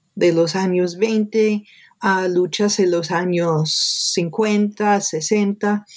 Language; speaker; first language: Spanish; non-native, fluent; English